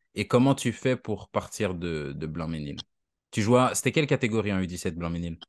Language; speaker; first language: French; native; French